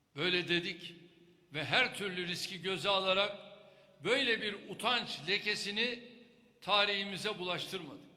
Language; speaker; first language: Turkish; native; Turkish